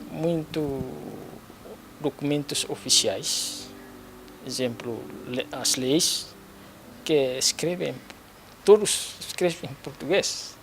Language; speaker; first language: Portuguese; non-native, learner; Tetum